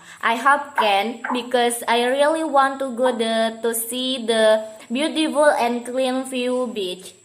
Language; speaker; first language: English; non-native, learner; Indonesian